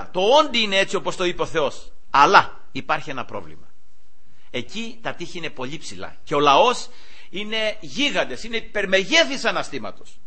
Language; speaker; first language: Greek; native; Greek